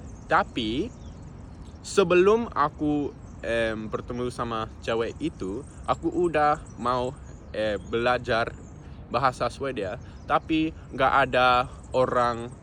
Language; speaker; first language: Indonesian; non-native, fluent; English